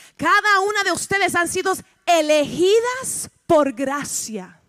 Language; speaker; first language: Spanish; early bilingual, heritage; Spanish